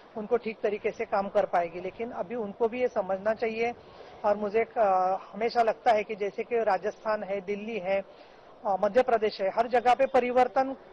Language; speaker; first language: Hindi; non-native, local second language; Marathi